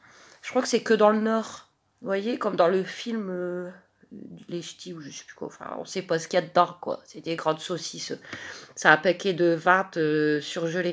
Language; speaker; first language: French; native; French